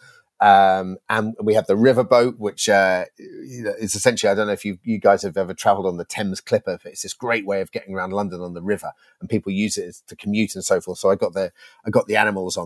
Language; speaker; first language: English; native; English